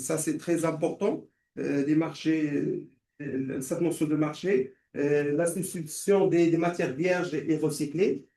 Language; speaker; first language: French; non-native, local second language; Arabic